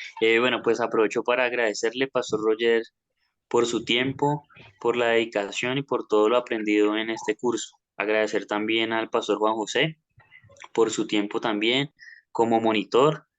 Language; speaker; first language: Spanish; native; Spanish